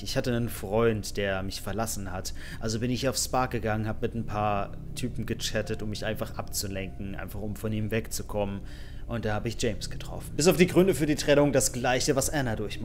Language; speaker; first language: German; native; German